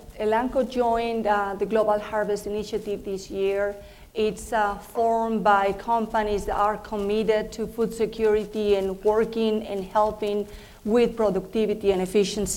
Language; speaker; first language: English; non-native, fluent; Spanish